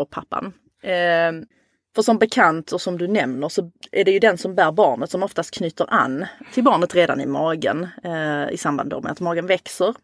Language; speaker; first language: Swedish; native; Swedish